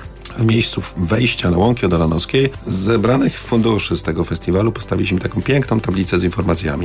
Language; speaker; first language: Polish; native; Polish